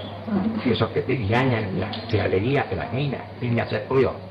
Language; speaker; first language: Spanish; native; Spanish